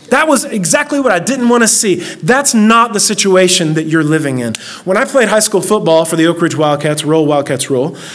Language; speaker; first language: English; native; English